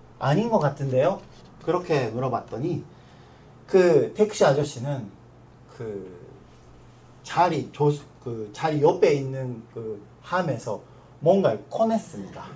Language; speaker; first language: Korean; non-native, learner; Japanese